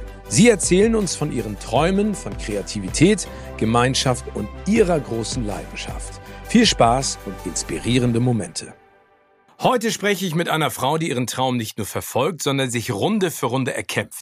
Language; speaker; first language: German; native; German